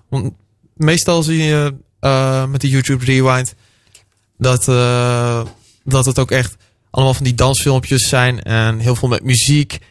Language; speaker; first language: Dutch; native; Dutch